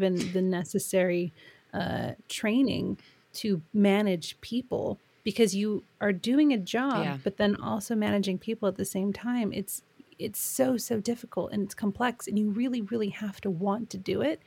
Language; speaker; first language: English; native; English